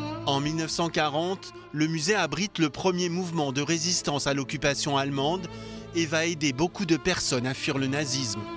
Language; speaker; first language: French; native; French